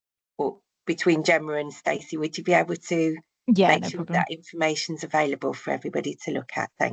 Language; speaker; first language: English; native; English